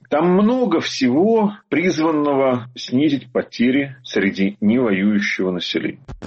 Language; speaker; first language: Russian; native; Russian